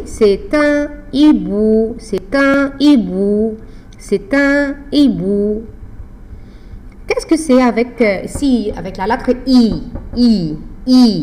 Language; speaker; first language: French; non-native, fluent; Arabic